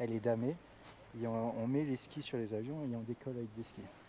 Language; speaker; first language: French; native; French